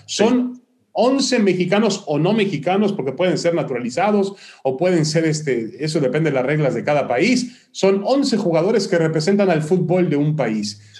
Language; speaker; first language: Spanish; early bilingual, other home language; Hebrew